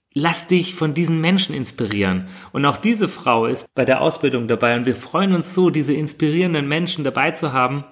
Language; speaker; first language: German; native; German